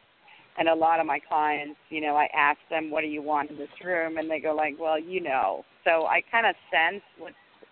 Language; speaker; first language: English; non-native, fluent; Danish